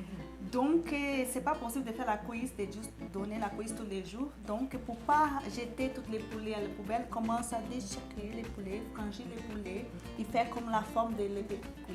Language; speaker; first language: French; non-native, learner; Portuguese